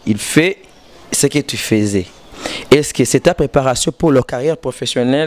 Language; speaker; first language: French; non-native, local second language; Rundi